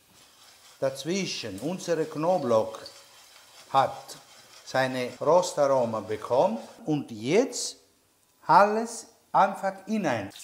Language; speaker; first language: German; non-native, learner; Italian